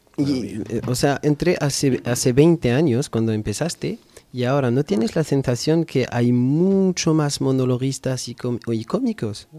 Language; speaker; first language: Spanish; non-native, fluent; French